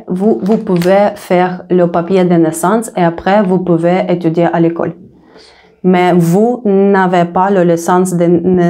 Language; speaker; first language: French; non-native, learner; Russian